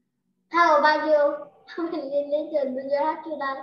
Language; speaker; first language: English; non-native, learner; Vietnamese